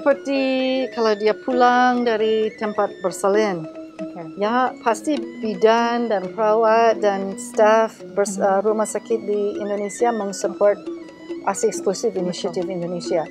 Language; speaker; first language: Indonesian; non-native, learner; English